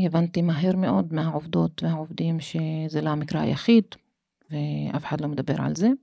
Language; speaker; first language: Hebrew; non-native, local second language; Arabic